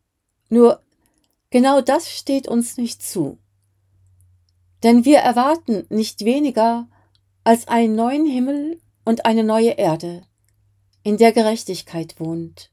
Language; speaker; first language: German; native; German